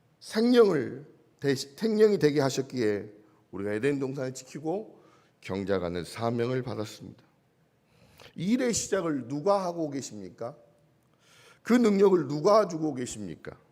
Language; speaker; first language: Korean; native; Korean